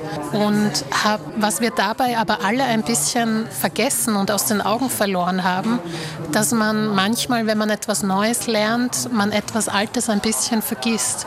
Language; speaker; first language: German; early bilingual, other home language; Slovak